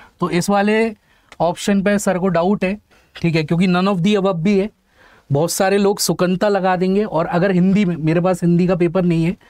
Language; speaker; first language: Hindi; native; Hindi